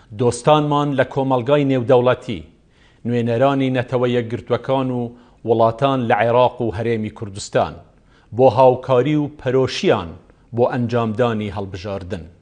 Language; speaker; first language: Central Kurdish; non-native, local second language; Kurdish